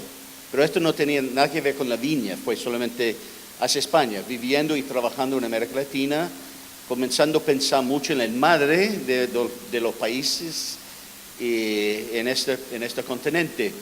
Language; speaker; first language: Spanish; non-native, fluent; English